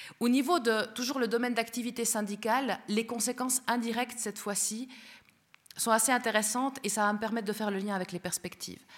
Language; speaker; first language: French; early bilingual, other home language; Spanish